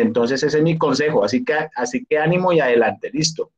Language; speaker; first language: Spanish; native; Spanish